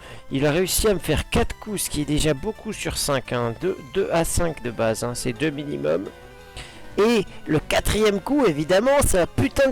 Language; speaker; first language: French; native; French